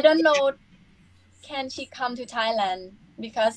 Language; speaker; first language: English; non-native, learner; Thai